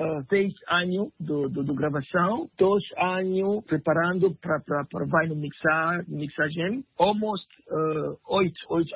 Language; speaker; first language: Portuguese; non-native, learner; French